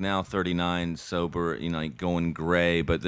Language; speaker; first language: English; native; English